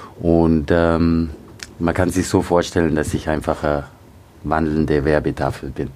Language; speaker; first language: German; early bilingual, other home language; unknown